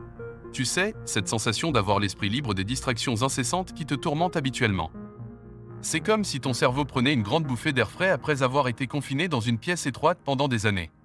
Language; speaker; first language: French; native; French